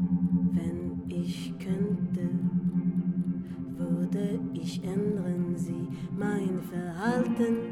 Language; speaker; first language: German; non-native, learner; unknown